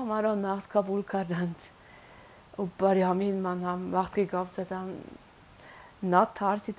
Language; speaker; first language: Persian; non-native, learner; Swiss German